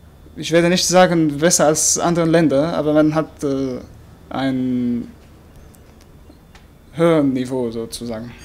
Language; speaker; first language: German; non-native, fluent; Arabic